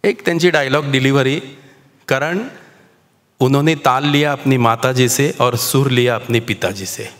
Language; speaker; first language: Hindi; non-native, local second language; Marathi